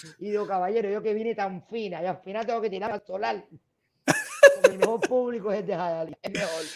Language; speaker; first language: Spanish; native; Spanish